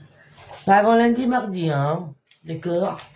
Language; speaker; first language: French; native; French